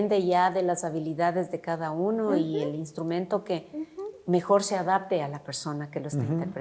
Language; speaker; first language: Spanish; native; Spanish